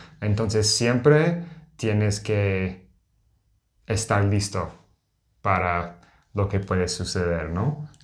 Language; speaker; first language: Spanish; non-native, learner; English